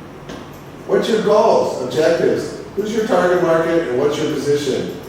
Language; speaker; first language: English; native; English